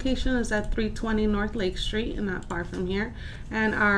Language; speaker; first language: English; native; English